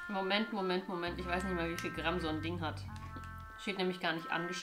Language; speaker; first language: German; native; German